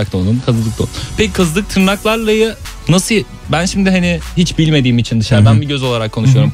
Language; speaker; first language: Turkish; native; Turkish